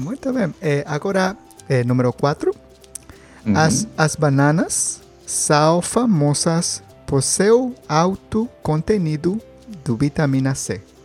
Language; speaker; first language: Portuguese; non-native, learner; Spanish